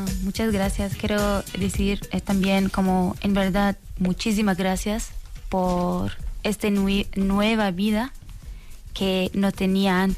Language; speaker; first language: Spanish; non-native, learner; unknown